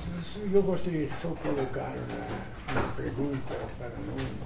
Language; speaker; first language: Portuguese; non-native, fluent; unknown